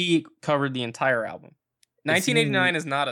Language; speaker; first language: English; native; English